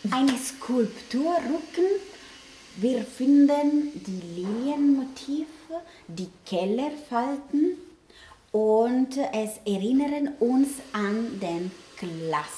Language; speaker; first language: German; non-native, learner; Italian